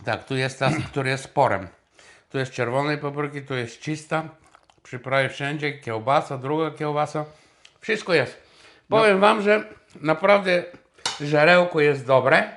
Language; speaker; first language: Polish; non-native, fluent; Bulgarian